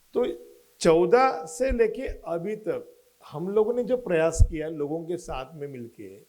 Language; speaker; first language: Hindi; non-native, local second language; Marathi